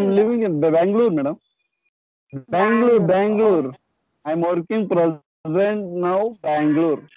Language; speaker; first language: English; non-native, learner; Kannada